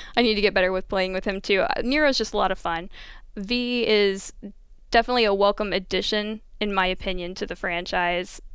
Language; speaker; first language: English; native; English